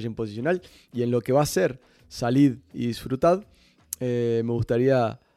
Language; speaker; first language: Spanish; native; Spanish